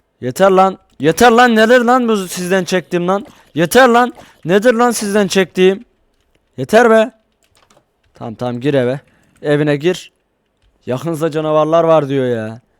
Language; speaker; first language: Turkish; native; Turkish